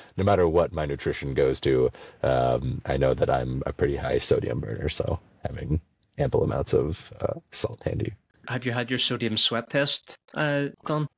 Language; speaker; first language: English; native; English